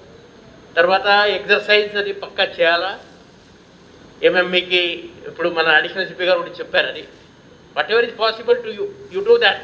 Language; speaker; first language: Telugu; non-native, local second language; Hindi